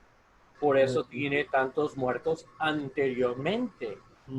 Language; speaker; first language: Spanish; non-native, learner; English